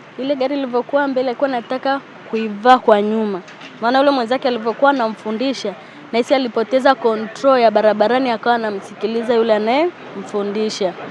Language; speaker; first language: Swahili; native; Swahili